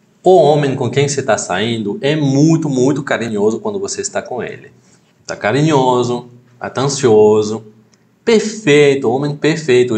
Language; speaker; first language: Portuguese; non-native, fluent; French